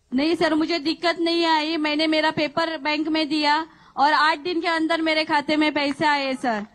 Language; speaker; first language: Hindi; non-native, local second language; Marathi